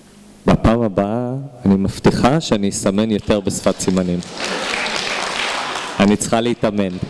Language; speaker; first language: Hebrew; non-native, fluent; English